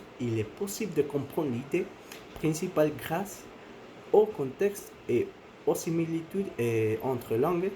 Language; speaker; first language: French; non-native, learner; Spanish